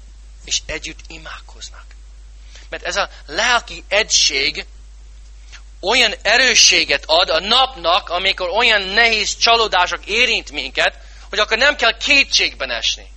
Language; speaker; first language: Hungarian; non-native, fluent; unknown